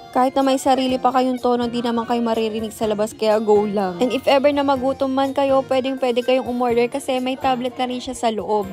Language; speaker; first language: Filipino; native; Filipino